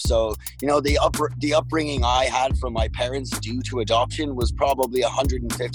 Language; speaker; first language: English; native; English